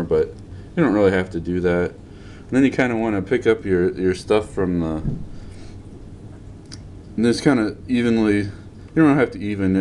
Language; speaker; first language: English; native; English